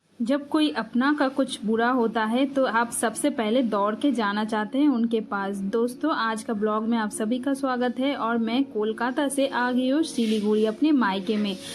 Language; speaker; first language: Hindi; non-native, local second language; Bangla